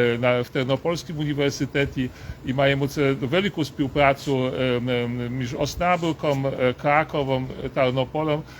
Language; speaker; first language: Ukrainian; non-native, learner; Polish